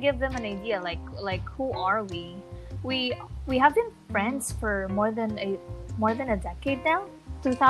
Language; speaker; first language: English; non-native, local second language; Filipino